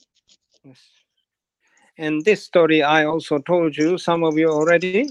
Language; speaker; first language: English; non-native, learner; Japanese